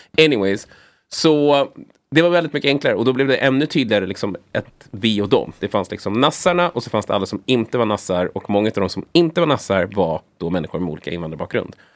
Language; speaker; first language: Swedish; native; Swedish